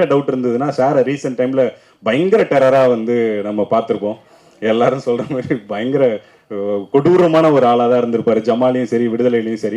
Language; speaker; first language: Tamil; native; Tamil